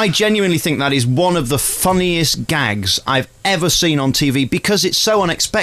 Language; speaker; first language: English; native; English